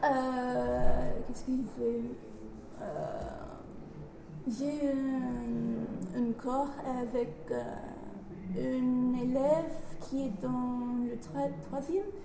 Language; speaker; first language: French; non-native, learner; English